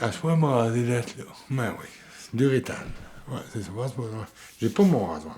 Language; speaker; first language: French; native; French